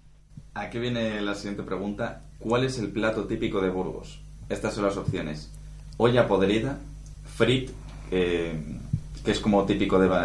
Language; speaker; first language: Spanish; native; Spanish